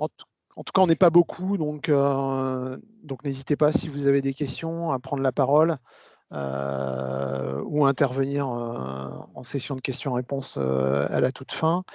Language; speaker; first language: French; native; French